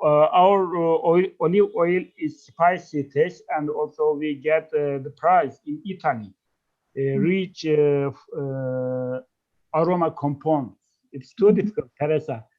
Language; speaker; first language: English; non-native, fluent; Turkish